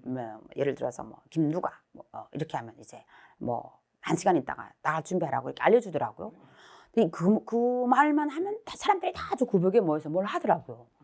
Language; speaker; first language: Korean; native; Korean